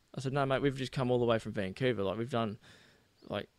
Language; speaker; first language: English; native; English